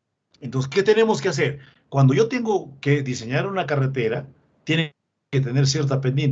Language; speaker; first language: Spanish; native; Spanish